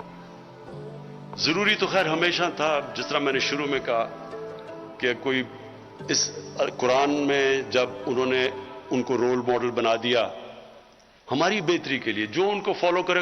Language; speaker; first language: Urdu; native; Urdu